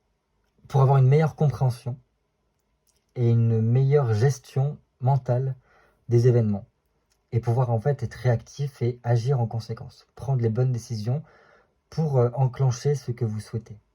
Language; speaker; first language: French; native; French